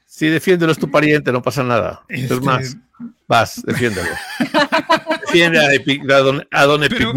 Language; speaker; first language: Spanish; native; Spanish